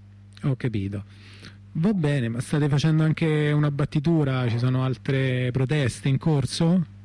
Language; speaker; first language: Italian; native; Italian